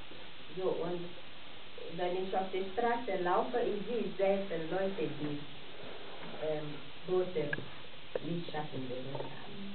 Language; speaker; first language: German; non-native, fluent; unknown